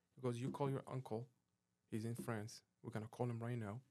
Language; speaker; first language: English; non-native, fluent; Arabic